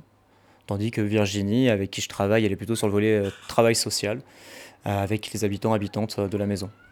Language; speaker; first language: French; native; French